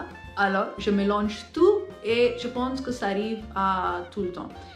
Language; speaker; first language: French; non-native, learner; Hindi